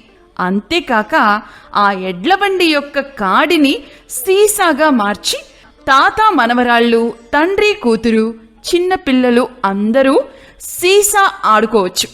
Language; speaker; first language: Telugu; native; Telugu